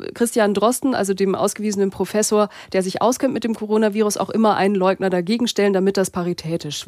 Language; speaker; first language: German; native; German